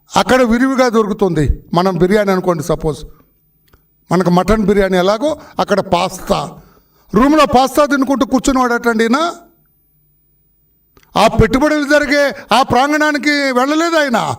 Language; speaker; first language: Telugu; native; Telugu